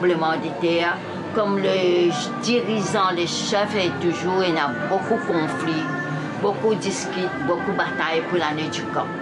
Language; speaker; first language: French; non-native, local second language; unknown